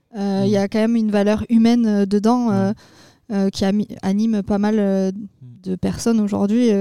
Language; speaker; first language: French; native; French